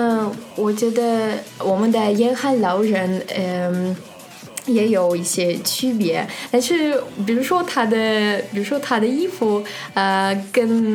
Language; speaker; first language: Chinese; non-native, fluent; Russian